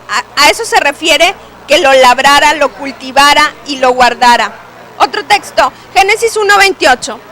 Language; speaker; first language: Spanish; native; Spanish